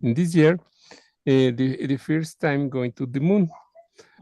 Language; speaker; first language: English; non-native, learner; Spanish